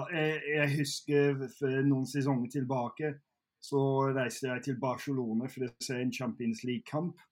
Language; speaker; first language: Norwegian; non-native, fluent; English